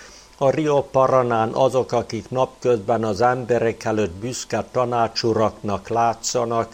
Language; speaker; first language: Hungarian; native; Hungarian